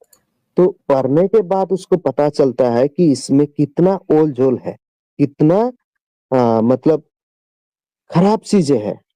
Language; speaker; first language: Hindi; non-native, local second language; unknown